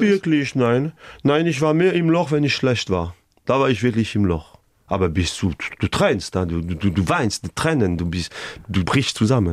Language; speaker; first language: German; non-native, fluent; French